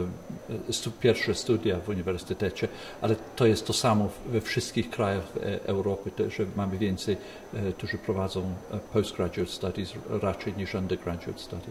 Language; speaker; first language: Polish; early bilingual, heritage; Polish